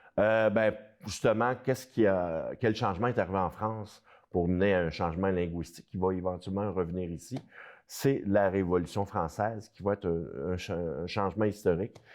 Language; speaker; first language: French; native; French